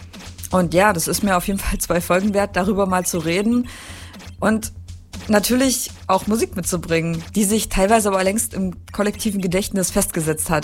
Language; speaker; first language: German; native; German